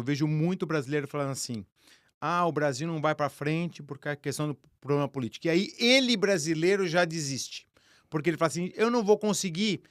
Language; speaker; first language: Portuguese; native; Portuguese